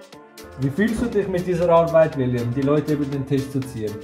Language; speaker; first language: German; native; German